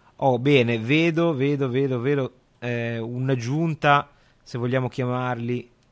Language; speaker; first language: Italian; native; Italian